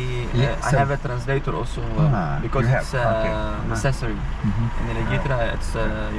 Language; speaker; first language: English; non-native, learner; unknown